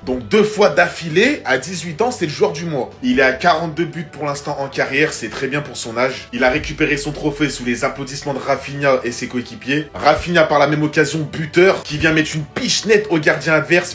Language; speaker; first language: French; native; French